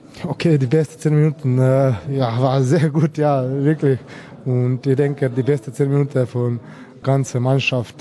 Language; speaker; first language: German; non-native, learner; Slovenian